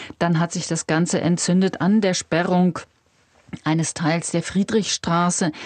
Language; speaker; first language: German; native; German